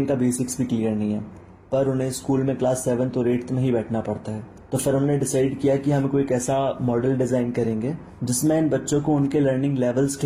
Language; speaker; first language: Hindi; native; Hindi